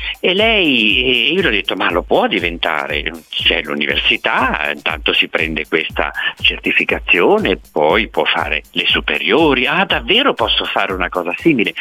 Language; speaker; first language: Italian; native; Italian